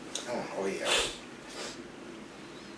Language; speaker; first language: English; native; English